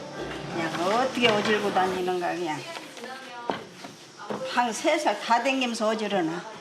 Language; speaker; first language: Korean; native; Korean